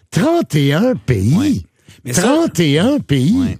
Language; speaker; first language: French; native; French